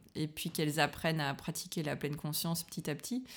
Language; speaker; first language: French; native; French